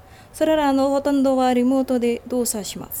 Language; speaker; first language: Japanese; non-native, local second language; Indonesian